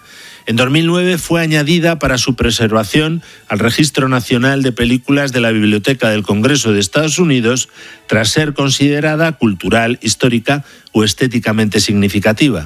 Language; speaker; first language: Spanish; native; Spanish